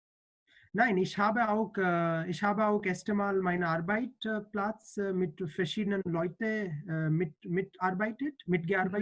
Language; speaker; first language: German; non-native, learner; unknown